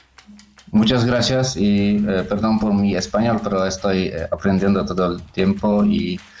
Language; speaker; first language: Spanish; non-native, learner; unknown